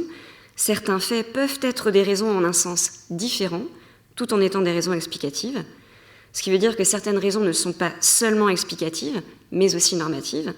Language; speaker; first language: French; native; French